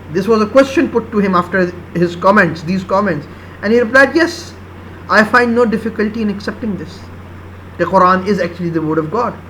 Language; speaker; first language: English; non-native, local second language; Urdu